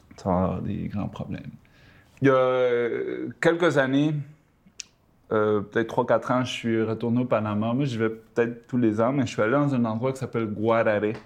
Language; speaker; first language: French; early bilingual, other home language; Spanish